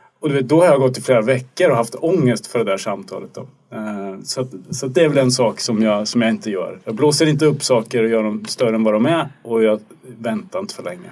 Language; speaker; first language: Swedish; native; Swedish